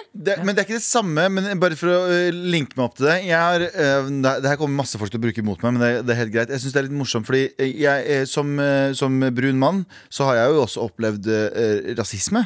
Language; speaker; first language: Norwegian; early bilingual, other home language; Kurdish